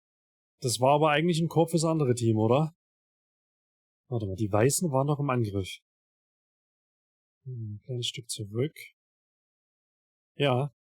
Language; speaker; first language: German; native; German